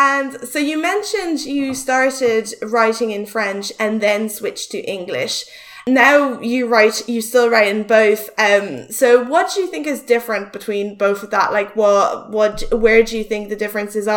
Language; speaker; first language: English; non-native, fluent; French